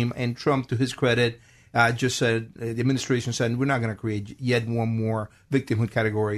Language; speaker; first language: English; non-native, fluent; Spanish